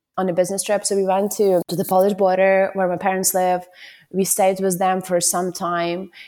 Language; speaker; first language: English; non-native, fluent; Ukrainian